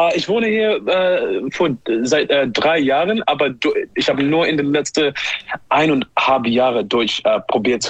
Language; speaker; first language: German; non-native, learner; English